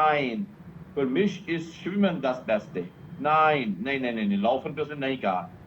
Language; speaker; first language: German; non-native, fluent; Urdu